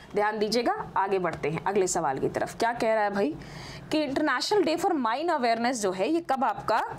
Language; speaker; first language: Hindi; native; Hindi